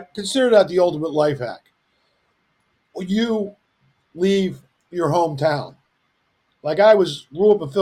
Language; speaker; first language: English; native; English